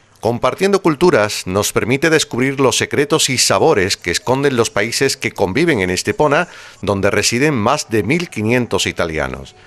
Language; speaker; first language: Spanish; native; Spanish